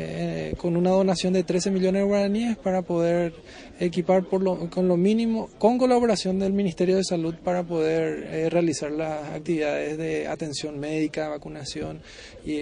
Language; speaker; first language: Spanish; native; Spanish